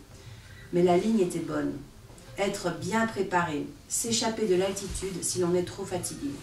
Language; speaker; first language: French; native; French